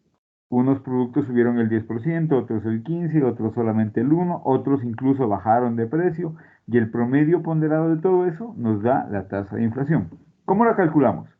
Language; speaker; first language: Spanish; native; Spanish